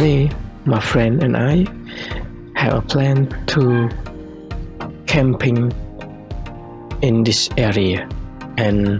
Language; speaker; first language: English; non-native, learner; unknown